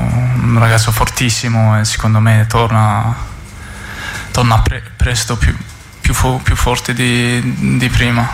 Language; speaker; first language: Italian; non-native, fluent; English